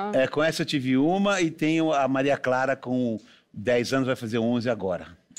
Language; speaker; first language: Portuguese; native; Portuguese